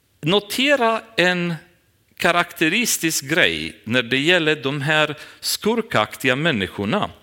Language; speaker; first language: Swedish; non-native, fluent; Romanian